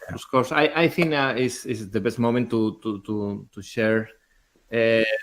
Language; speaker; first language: English; non-native, learner; Spanish